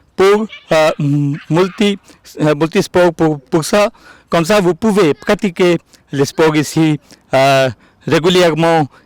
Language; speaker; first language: French; non-native, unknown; Urdu